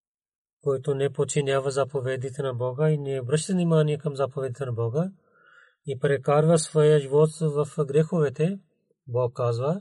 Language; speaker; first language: Bulgarian; non-native, fluent; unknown